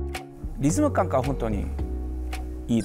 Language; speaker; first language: Japanese; non-native, fluent; Korean